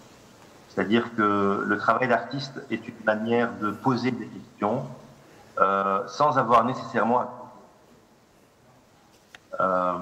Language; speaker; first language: French; non-native, local second language; Arabic